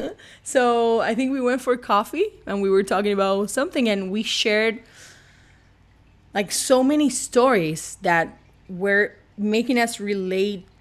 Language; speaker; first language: English; non-native, fluent; Spanish